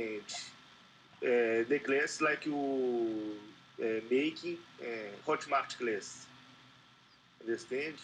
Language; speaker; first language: English; non-native, learner; Portuguese